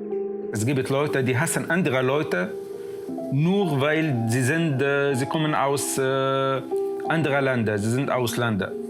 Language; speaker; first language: German; non-native, learner; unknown